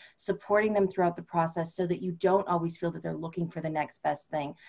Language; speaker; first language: English; native; English